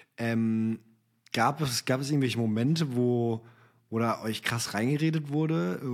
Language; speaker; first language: German; native; German